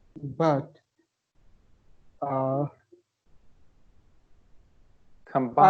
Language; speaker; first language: English; non-native, learner; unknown